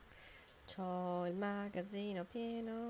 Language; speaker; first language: Italian; native; Italian